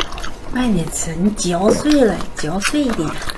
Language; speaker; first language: Chinese; native; Chinese